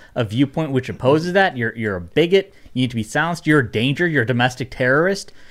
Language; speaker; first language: English; native; English